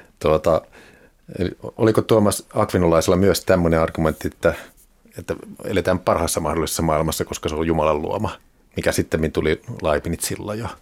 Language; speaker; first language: Finnish; native; Finnish